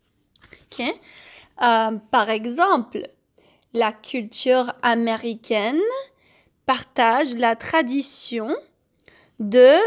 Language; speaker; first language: French; non-native, fluent; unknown